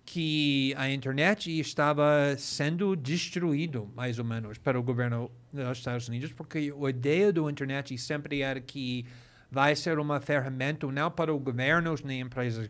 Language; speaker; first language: Portuguese; non-native, fluent; English